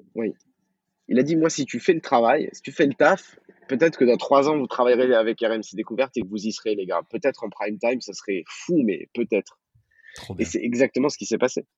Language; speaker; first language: French; early bilingual, other home language; Arabic